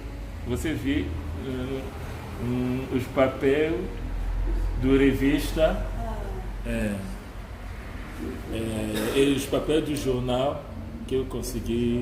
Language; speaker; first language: Portuguese; non-native, learner; Luba-Lulua